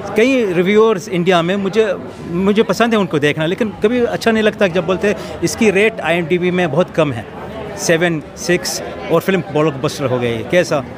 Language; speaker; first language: Hindi; non-native, fluent; Arabic